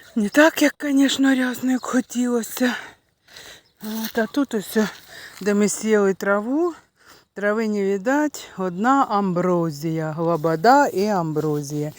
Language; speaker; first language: Ukrainian; native; Ukrainian